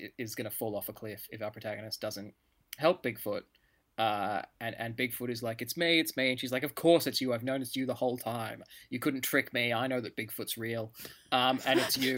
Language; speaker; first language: English; native; English